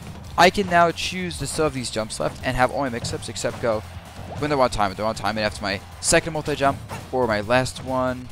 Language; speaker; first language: English; native; English